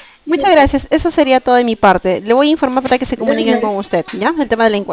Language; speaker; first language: Spanish; native; Spanish